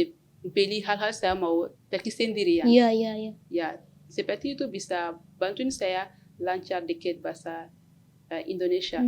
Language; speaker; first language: Indonesian; non-native, learner; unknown